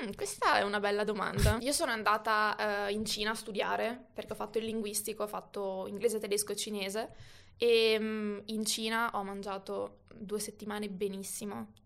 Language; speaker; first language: Italian; native; Italian